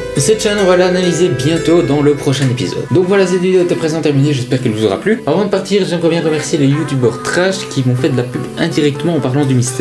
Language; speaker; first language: French; native; French